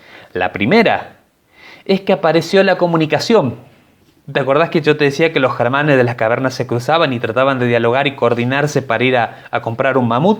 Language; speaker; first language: Spanish; native; Spanish